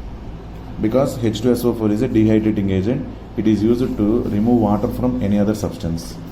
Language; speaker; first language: English; non-native, local second language; Telugu